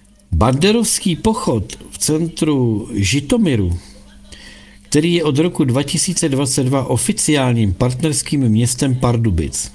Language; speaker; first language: Czech; native; Czech